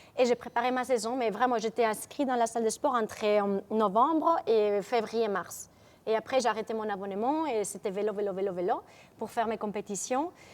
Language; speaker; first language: French; non-native, fluent; Spanish